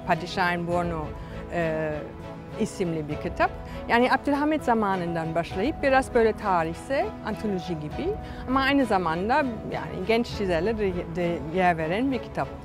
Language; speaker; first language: Turkish; non-native, fluent; German